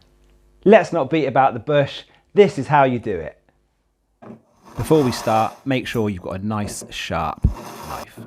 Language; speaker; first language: English; native; English